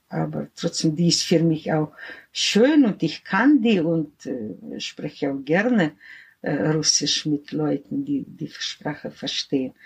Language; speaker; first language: German; early bilingual, heritage; German